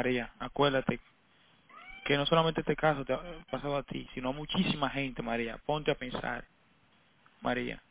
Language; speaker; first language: Spanish; native; Spanish